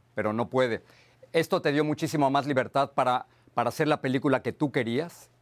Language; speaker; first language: Spanish; native; Spanish